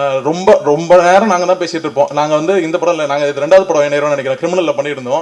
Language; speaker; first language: Tamil; native; Tamil